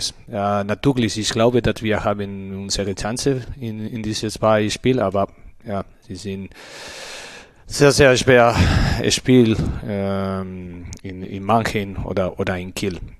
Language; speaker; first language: German; non-native, learner; Spanish